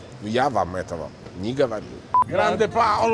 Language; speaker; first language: Russian; non-native, fluent; Italian